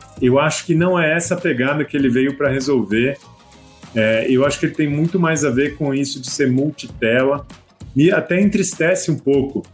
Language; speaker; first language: Portuguese; native; Portuguese